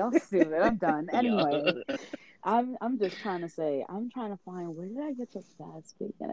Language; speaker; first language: English; native; English